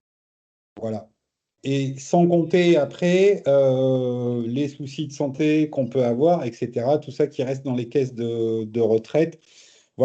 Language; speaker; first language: French; native; French